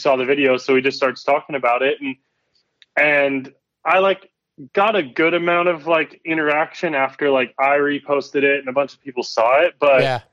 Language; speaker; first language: English; native; English